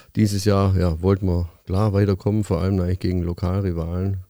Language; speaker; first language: German; native; German